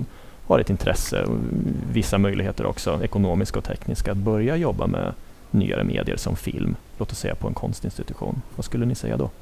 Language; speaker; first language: Swedish; native; Swedish